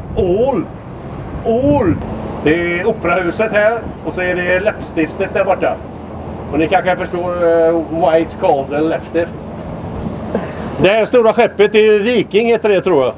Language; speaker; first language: Swedish; native; Swedish